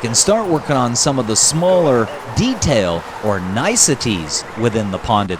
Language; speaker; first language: English; native; English